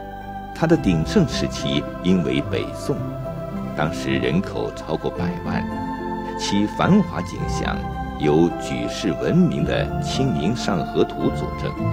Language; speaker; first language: Chinese; native; Chinese